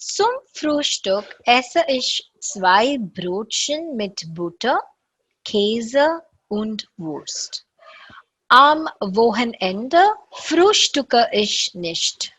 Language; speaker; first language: German; non-native, fluent; Tamil